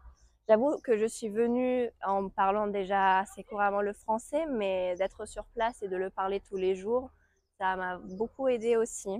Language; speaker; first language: French; non-native, fluent; German